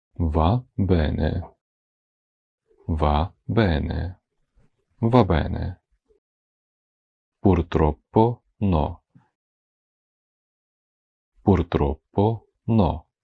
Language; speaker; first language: Italian; non-native, fluent; Ukrainian